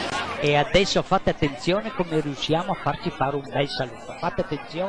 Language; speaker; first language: Italian; native; Italian